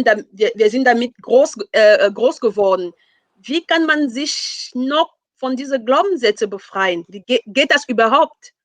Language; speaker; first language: German; non-native, fluent; French